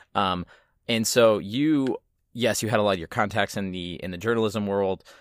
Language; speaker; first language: English; native; English